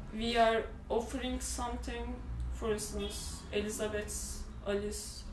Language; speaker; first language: English; non-native, fluent; Turkish